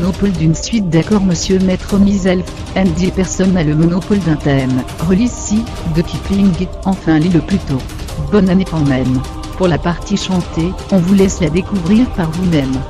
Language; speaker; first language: French; native; French